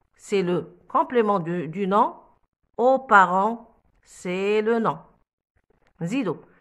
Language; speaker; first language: French; non-native, local second language; Arabic